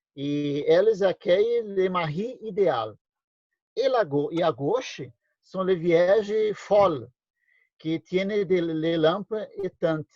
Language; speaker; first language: French; non-native, learner; Portuguese